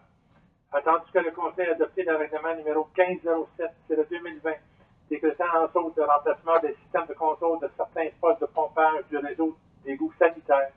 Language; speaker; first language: French; native; French